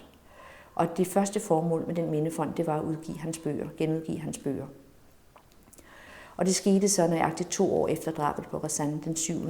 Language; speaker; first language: Danish; native; Danish